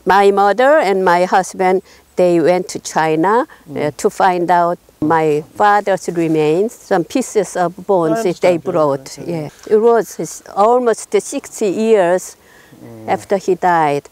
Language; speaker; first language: English; non-native, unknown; Korean